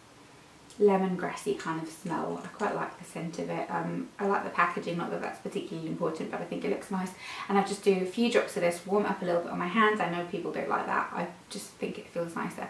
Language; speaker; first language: English; native; English